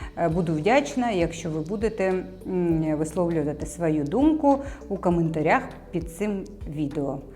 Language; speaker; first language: Ukrainian; non-native, local second language; Russian